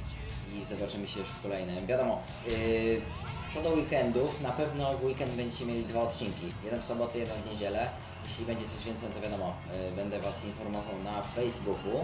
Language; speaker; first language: Polish; native; Polish